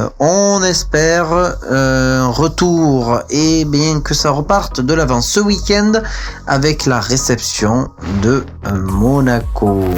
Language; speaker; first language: French; native; French